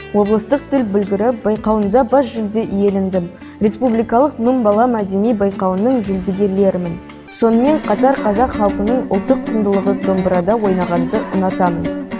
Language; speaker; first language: Kazakh; non-native, local second language; Russian